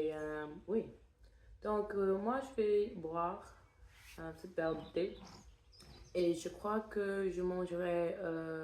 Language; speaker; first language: French; non-native, fluent; English